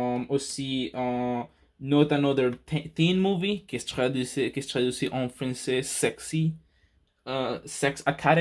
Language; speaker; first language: French; non-native, learner; Spanish